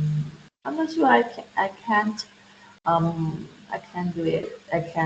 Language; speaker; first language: English; non-native, learner; Vietnamese